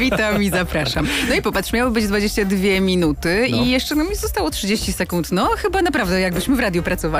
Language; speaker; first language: Polish; native; Polish